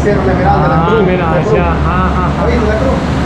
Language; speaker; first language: Spanish; native; Spanish